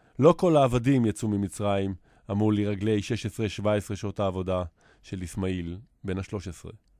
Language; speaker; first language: Hebrew; native; Hebrew